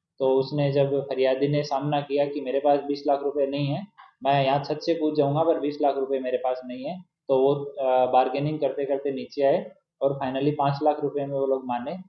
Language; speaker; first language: Hindi; non-native, local second language; Gujarati